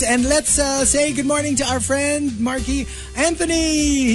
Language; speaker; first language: English; non-native, local second language; Filipino